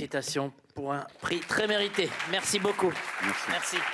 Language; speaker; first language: French; native; French